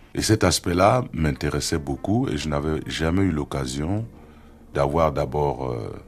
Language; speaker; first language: French; non-native, local second language; Duala